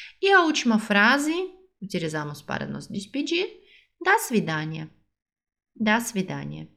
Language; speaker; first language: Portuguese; non-native, fluent; Russian